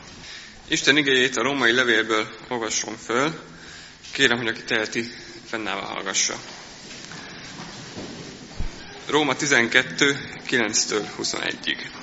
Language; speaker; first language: Hungarian; native; Hungarian